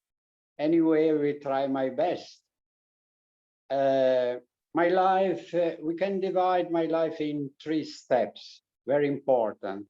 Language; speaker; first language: English; non-native, learner; Italian